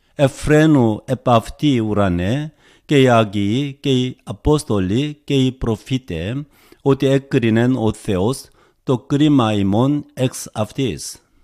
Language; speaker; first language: Greek; non-native, fluent; Korean